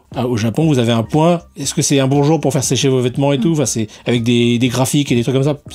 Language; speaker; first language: French; native; French